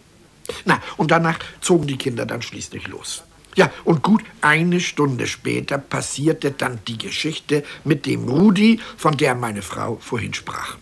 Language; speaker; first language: German; native; German